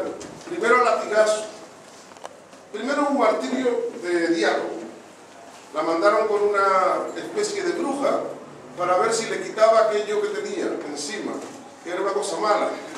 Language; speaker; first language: Spanish; native; Spanish